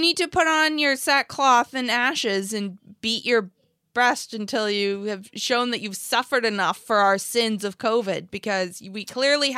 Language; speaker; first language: English; native; English